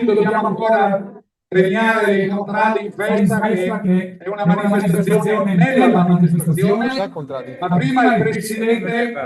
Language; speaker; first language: Italian; native; Italian